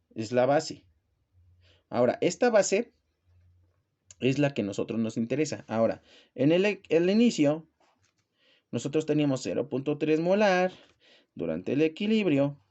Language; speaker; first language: Spanish; native; Spanish